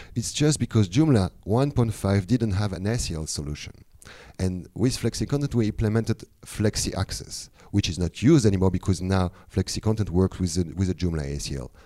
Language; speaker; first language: English; non-native, fluent; French